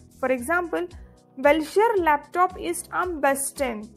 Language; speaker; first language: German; non-native, learner; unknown